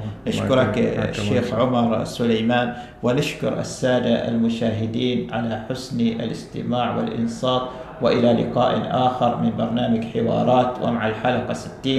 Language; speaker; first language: Arabic; native; Arabic